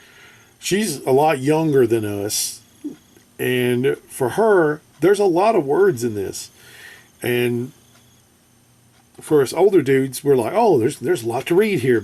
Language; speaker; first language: English; native; English